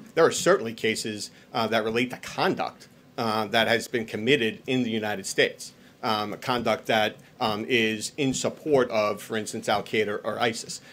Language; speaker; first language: English; native; English